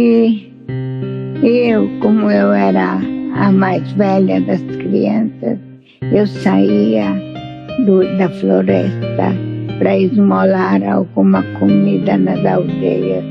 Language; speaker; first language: Portuguese; non-native, fluent; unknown